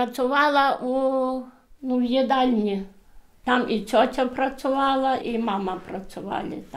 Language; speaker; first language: Polish; early bilingual, heritage; Polish